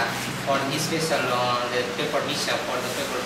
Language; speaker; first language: English; non-native, learner; Nepali